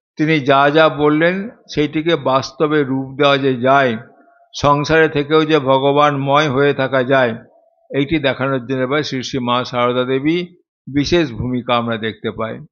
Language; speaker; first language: Bangla; native; Bangla